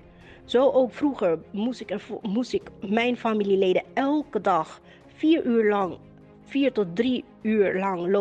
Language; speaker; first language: Dutch; native; Dutch